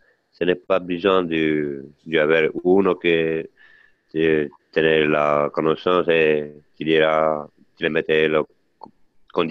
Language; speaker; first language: French; non-native, learner; Italian